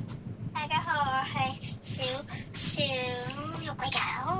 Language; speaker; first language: Chinese; native; Chinese